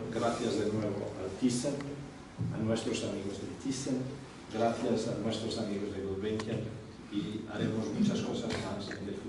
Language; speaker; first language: Spanish; non-native, fluent; Portuguese